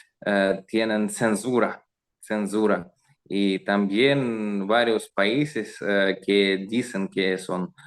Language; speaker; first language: Spanish; non-native, learner; Russian